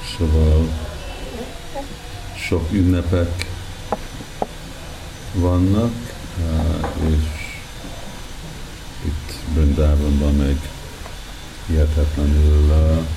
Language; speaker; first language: Hungarian; early bilingual, heritage; Hungarian